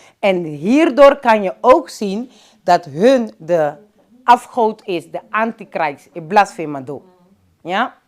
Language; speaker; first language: Dutch; non-native, local second language; Papiamento